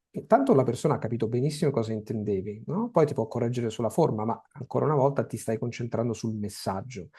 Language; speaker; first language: Italian; native; Italian